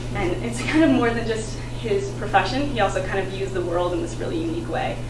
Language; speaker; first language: English; native; English